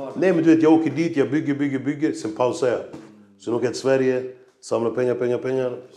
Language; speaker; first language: Swedish; native; Swedish